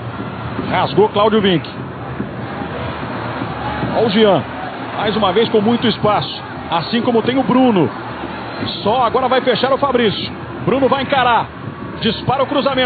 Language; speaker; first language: Portuguese; native; Portuguese